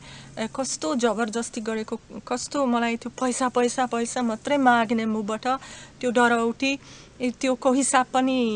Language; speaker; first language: Nepali; non-native, learner; Slovak